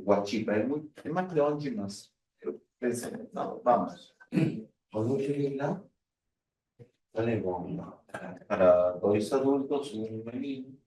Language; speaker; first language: Portuguese; non-native, fluent; Spanish